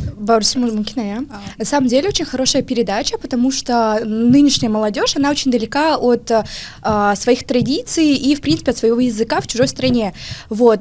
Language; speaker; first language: Russian; early bilingual, other home language; Tajik